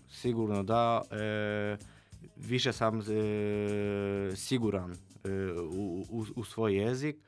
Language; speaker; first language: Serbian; non-native, fluent; Polish